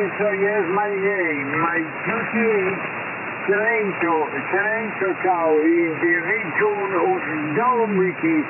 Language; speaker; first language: English; non-native, learner; Italian